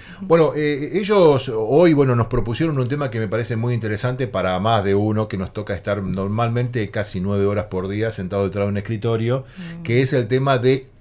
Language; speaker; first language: Spanish; native; Spanish